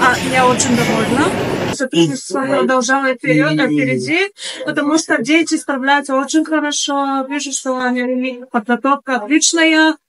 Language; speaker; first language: Russian; non-native, learner; Bulgarian